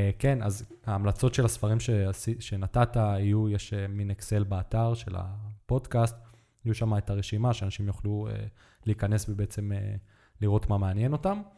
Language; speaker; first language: Hebrew; native; Hebrew